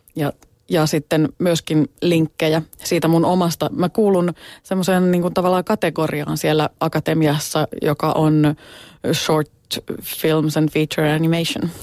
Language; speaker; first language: Finnish; native; Finnish